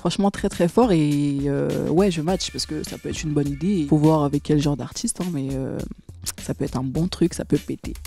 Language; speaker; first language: French; native; French